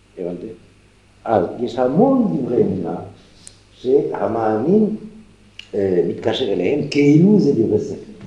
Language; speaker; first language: Hebrew; non-native, fluent; French